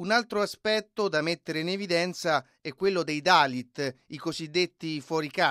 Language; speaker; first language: Italian; native; Italian